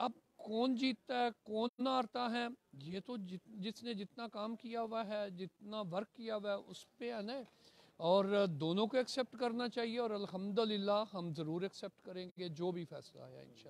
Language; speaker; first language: Hindi; non-native, local second language; Punjabi